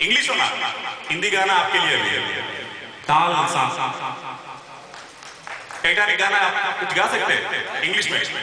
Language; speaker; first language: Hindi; non-native, local second language; Telugu